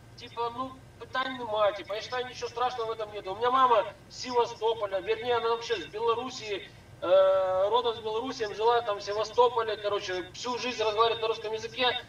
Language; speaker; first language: Russian; native; Russian